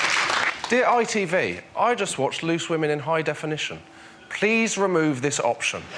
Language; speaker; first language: English; native; English